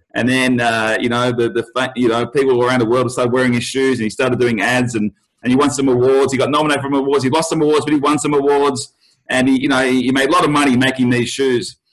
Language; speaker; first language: English; native; English